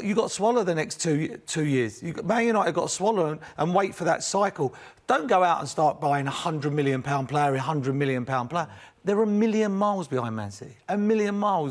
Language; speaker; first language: English; native; English